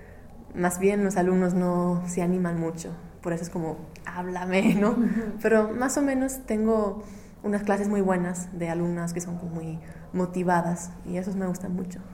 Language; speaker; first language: Spanish; non-native, fluent; English